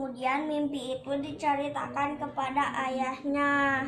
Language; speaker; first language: Indonesian; native; Indonesian